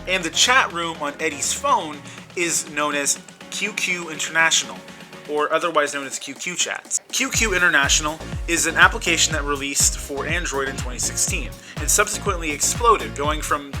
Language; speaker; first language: English; native; English